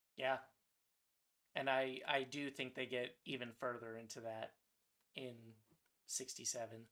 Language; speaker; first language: English; native; English